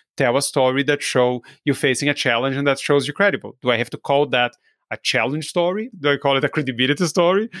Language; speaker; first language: English; non-native, fluent; Portuguese